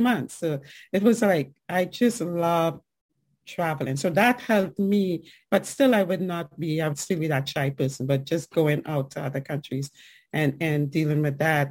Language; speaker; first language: English; native; English